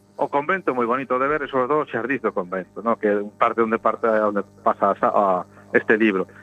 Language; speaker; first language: Galician; native; Galician